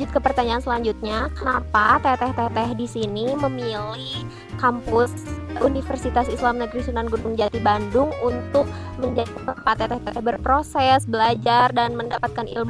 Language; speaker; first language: Indonesian; native; Indonesian